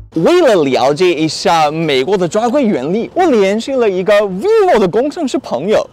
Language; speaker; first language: Chinese; non-native, fluent; English